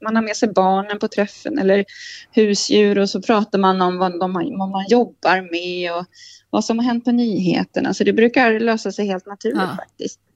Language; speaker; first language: Swedish; native; Swedish